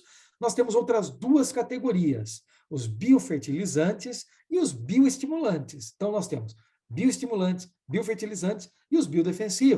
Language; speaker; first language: Portuguese; native; Portuguese